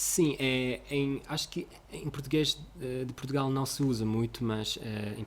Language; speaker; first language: Portuguese; non-native, fluent; Russian